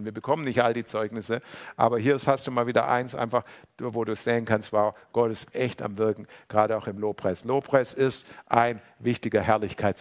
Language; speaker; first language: German; native; German